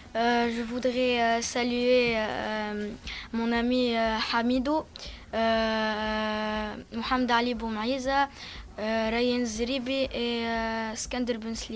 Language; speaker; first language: French; non-native, local second language; Arabic